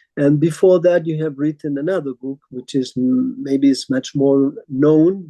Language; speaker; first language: English; non-native, fluent; Spanish